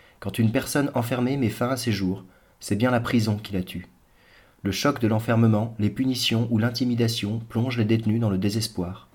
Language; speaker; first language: French; native; French